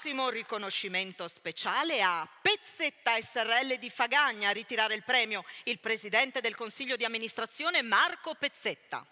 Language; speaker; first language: Italian; native; Italian